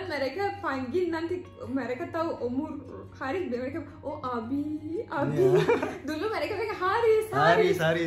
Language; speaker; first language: Indonesian; non-native, learner; Turkish